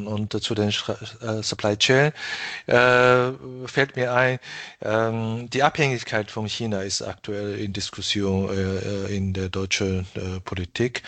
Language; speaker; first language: German; non-native, fluent; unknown